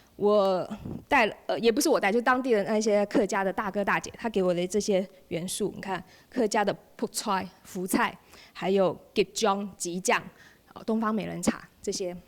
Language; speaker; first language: Chinese; native; Chinese